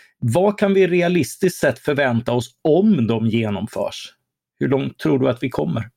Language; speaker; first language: Swedish; native; Swedish